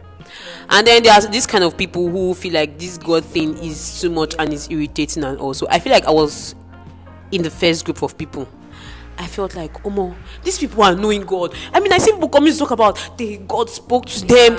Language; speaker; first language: English; non-native, local second language; Igbo